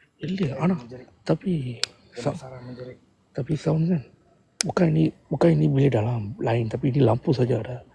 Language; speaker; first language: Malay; non-native, local second language; Tamil